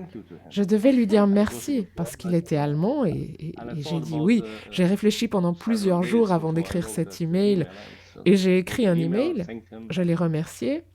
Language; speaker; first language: French; non-native, fluent; German